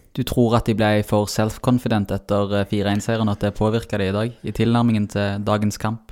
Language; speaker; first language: Norwegian; native; Norwegian